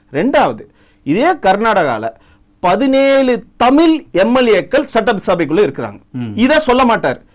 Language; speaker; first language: Tamil; non-native, local second language; Telugu